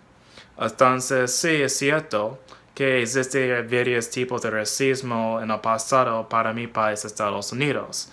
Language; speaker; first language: Spanish; non-native, fluent; English